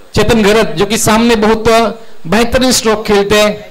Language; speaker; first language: Hindi; non-native, local second language; Marathi